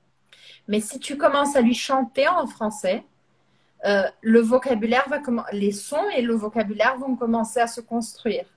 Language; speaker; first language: French; non-native, fluent; Portuguese